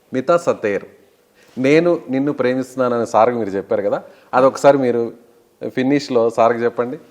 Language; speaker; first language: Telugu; native; Telugu